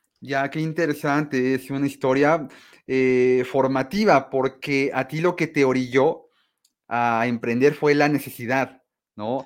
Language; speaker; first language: Spanish; native; Spanish